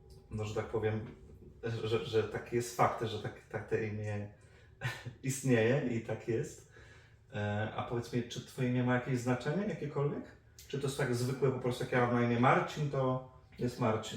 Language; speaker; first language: Polish; native; Polish